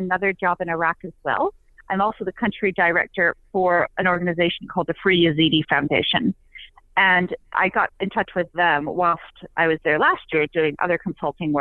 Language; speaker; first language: English; native; English